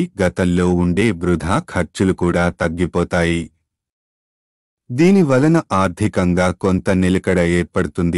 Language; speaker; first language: Telugu; native; Telugu